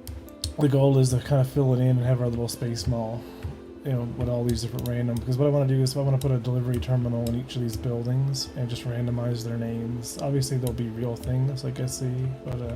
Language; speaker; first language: English; native; English